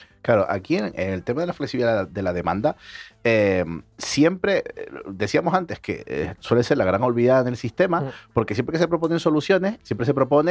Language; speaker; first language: Spanish; native; Spanish